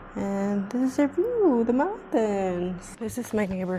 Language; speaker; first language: English; non-native, local second language; Filipino